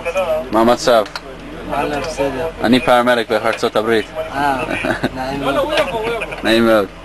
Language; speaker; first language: Hebrew; non-native, learner; English